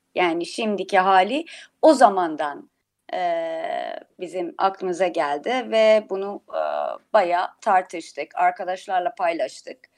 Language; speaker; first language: Turkish; non-native, fluent; Persian